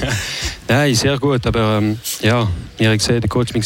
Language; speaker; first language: German; non-native, learner; French